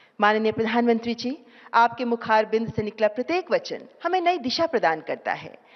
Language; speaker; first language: Hindi; native; Hindi